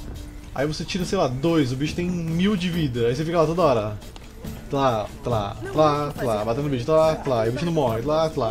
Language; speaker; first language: Portuguese; native; Portuguese